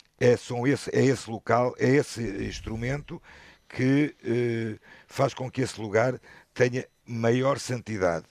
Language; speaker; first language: Portuguese; native; Portuguese